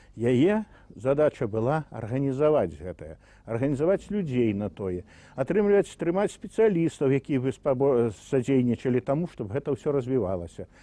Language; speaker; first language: Belarusian; native; Belarusian